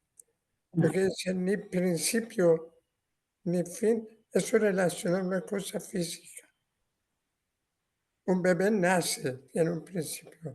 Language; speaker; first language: Spanish; non-native, learner; Persian